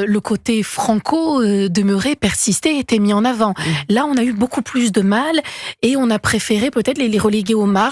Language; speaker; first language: French; native; French